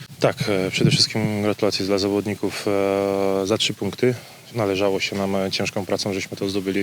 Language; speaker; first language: Polish; native; Polish